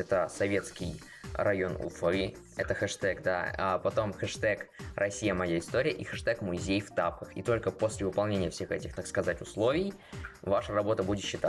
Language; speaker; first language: Russian; native; Russian